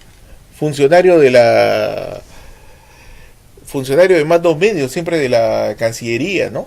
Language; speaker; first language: Spanish; native; Spanish